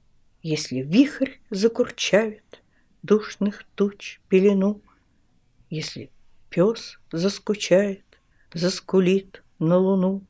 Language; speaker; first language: Russian; native; Russian